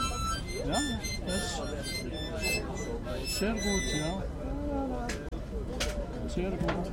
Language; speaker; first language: German; non-native, learner; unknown